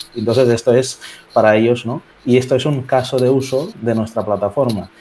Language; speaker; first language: Spanish; non-native, fluent; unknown